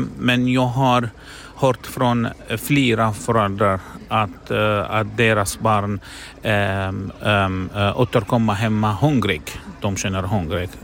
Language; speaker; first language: Swedish; non-native, learner; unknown